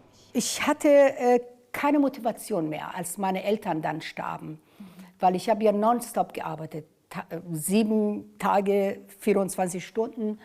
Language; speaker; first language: German; non-native, fluent; Persian